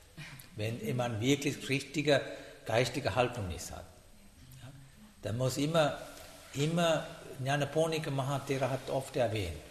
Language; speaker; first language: German; non-native, learner; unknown